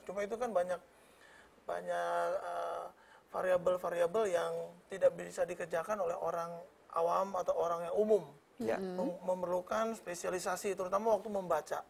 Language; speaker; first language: Indonesian; native; Indonesian